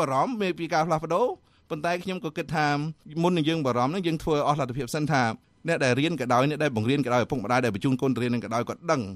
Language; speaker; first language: Khmer; native; Khmer